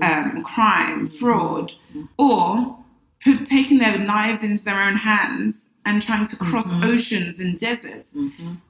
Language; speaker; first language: English; native; English